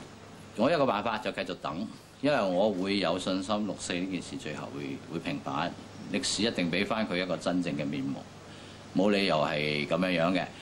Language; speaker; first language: Cantonese; native; Cantonese